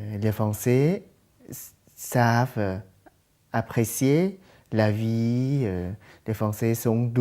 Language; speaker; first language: French; non-native, fluent; Thai